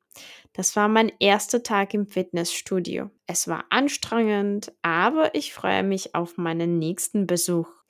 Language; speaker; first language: German; non-native, fluent; Czech